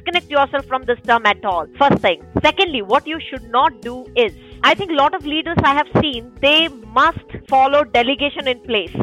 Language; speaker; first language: English; non-native, local second language; Hindi